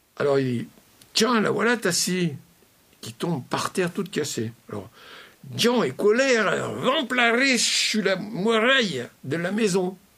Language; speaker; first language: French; native; French